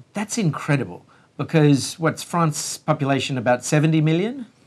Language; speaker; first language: English; native; English